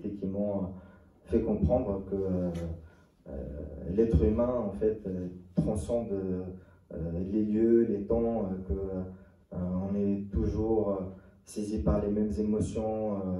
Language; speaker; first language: French; non-native, local second language; Arabic